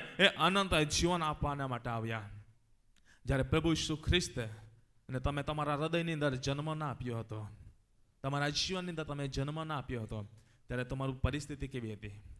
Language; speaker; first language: Gujarati; non-native, local second language; Gamit